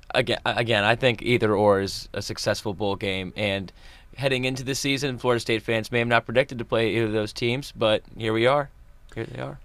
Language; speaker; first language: English; native; English